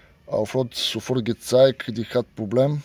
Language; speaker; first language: German; non-native, learner; Bulgarian